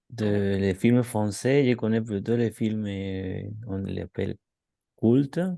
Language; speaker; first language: French; non-native, learner; Spanish